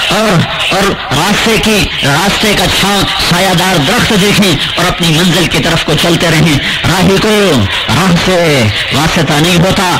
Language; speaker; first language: Urdu; non-native, local second language; Punjabi